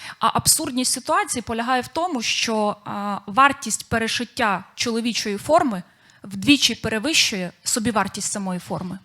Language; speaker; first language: Ukrainian; native; Ukrainian